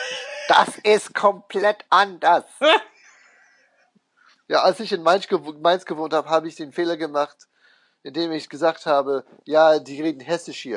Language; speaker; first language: German; non-native, fluent; English